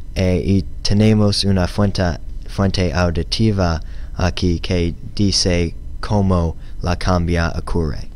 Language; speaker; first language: Spanish; non-native, learner; English